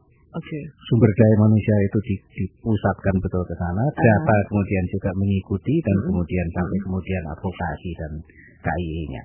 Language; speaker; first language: Indonesian; native; Indonesian